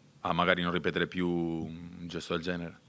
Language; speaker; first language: Italian; native; Italian